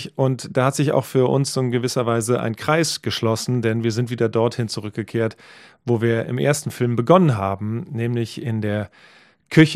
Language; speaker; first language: German; native; German